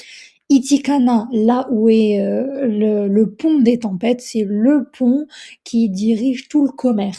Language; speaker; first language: French; native; French